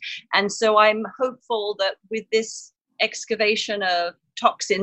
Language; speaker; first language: English; native; English